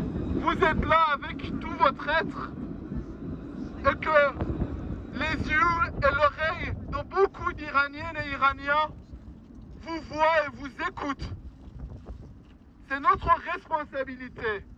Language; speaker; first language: French; non-native, fluent; Persian